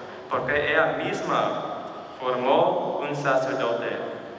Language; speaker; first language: Spanish; non-native, fluent; English